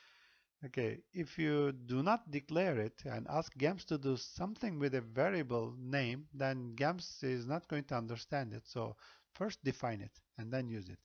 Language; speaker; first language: English; non-native, fluent; Turkish